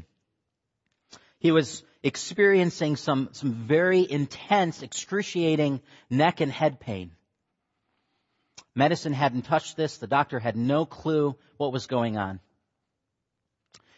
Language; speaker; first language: English; native; English